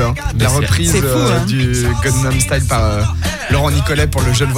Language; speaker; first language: French; native; French